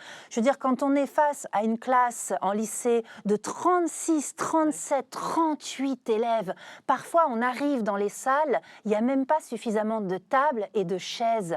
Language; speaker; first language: French; native; French